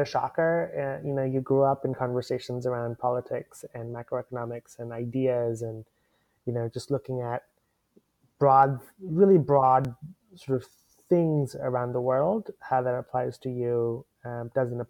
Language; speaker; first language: English; non-native, local second language; Hindi